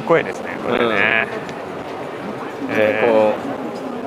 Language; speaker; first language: Japanese; non-native, learner; Thai